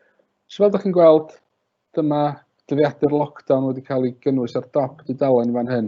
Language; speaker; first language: Welsh; native; Welsh